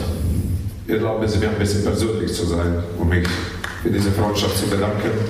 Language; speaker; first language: German; non-native, fluent; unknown